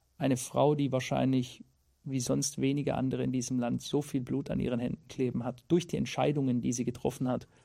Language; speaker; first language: German; native; German